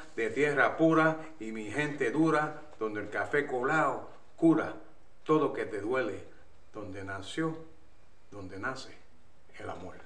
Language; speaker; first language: English; native; English